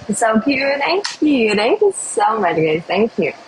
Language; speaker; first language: English; non-native, learner; Russian